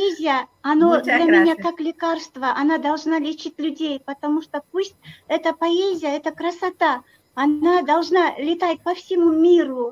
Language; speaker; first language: Russian; non-native, local second language; Kyrgyz